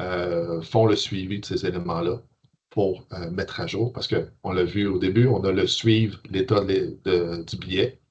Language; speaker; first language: French; native; French